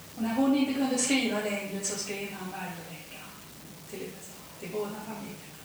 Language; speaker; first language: Swedish; early bilingual, heritage; Swedish